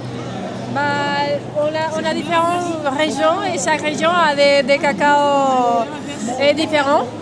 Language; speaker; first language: French; non-native, fluent; Spanish